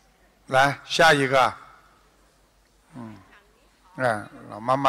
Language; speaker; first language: Chinese; native; Chinese